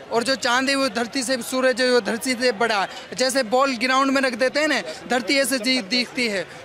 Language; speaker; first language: Hindi; native; Hindi